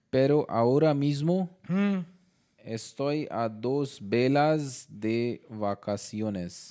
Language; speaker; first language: Spanish; non-native, learner; Hindi